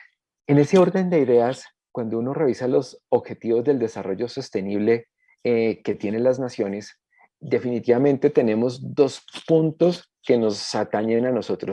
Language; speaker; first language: Spanish; native; Spanish